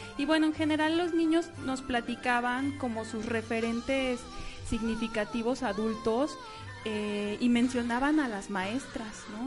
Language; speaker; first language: Spanish; native; Spanish